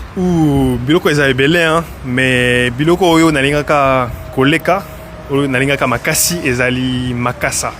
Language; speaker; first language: Lingala; non-native, learner; French